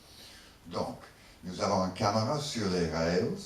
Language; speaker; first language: French; non-native, learner; English